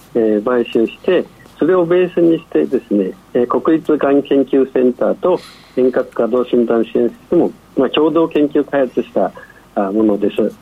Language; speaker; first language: Japanese; non-native, fluent; Chinese